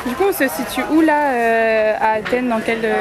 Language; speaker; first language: French; native; French